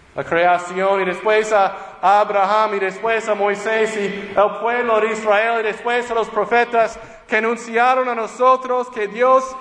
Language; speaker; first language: Spanish; non-native, fluent; English